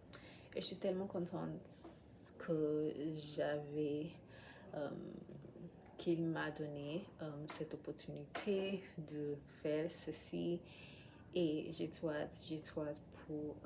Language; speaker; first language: French; non-native, learner; English